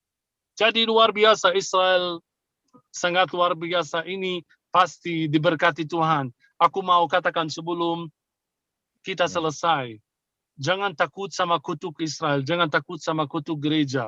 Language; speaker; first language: Indonesian; non-native, fluent; Arabic